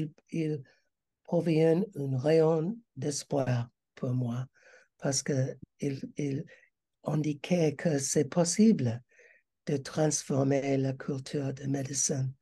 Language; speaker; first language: French; non-native, learner; English